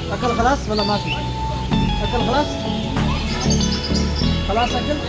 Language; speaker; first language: Arabic; non-native, learner; Urdu